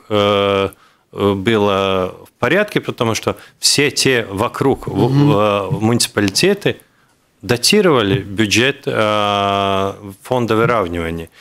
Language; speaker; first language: Russian; non-native, local second language; Latvian